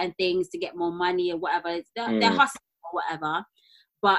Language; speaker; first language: English; native; English